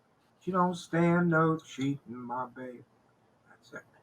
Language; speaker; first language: English; native; English